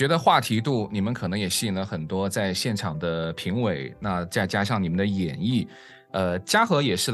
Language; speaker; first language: Chinese; native; Chinese